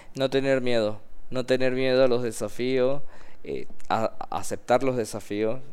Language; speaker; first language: Spanish; native; Spanish